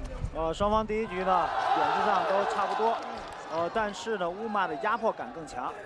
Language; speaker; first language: Chinese; native; Chinese